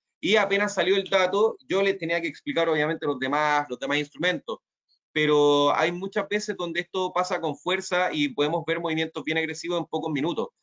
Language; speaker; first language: Spanish; native; Spanish